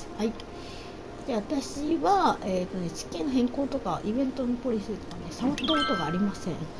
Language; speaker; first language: Japanese; native; Japanese